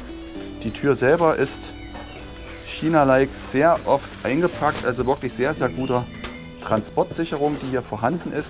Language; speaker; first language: German; native; German